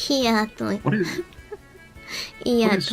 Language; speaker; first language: Japanese; native; Japanese